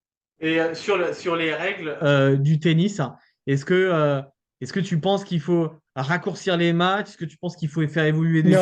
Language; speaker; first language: French; native; French